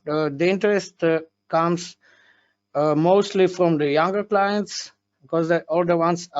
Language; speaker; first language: English; non-native, fluent; Slovenian